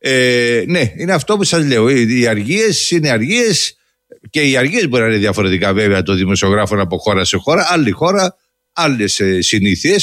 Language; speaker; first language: Greek; native; Greek